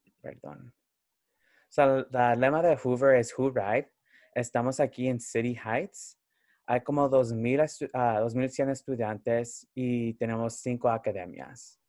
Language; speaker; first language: Spanish; early bilingual, heritage; Spanish